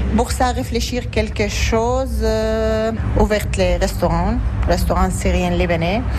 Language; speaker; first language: French; non-native, learner; Arabic